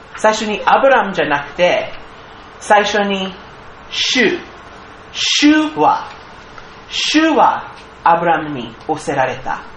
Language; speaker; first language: Japanese; non-native, fluent; English